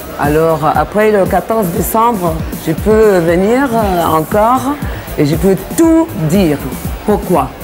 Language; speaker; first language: French; non-native, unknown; English